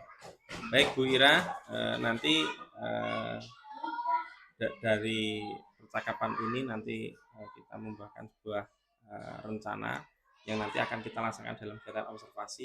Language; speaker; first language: Indonesian; native; Indonesian